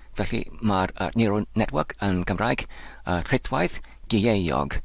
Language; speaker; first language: Welsh; non-native, learner; Polish